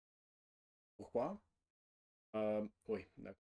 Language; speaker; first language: French; non-native, learner; Russian